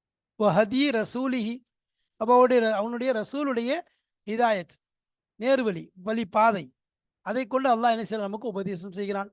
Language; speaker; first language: Tamil; native; Tamil